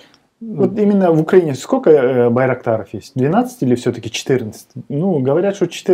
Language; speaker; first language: Russian; non-native, fluent; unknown